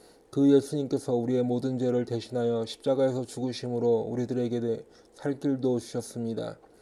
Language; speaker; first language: Korean; native; Korean